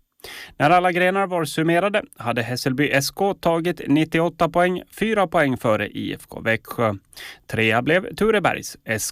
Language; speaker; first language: Swedish; native; Swedish